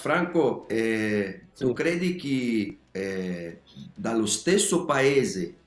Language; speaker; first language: Italian; non-native, learner; Spanish